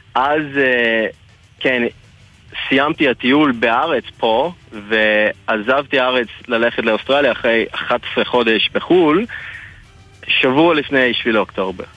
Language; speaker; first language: Hebrew; non-native, fluent; English